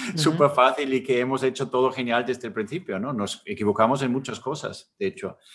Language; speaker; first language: Spanish; non-native, fluent; German